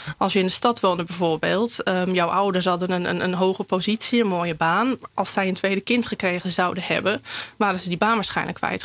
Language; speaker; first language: Dutch; native; Dutch